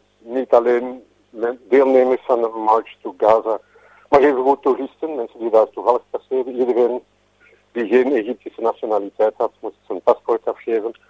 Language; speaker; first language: Dutch; native; Dutch